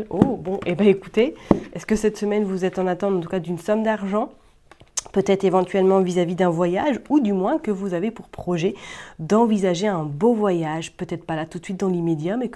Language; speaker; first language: French; native; French